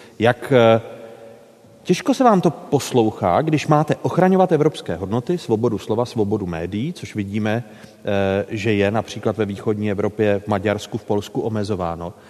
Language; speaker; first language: Czech; native; Czech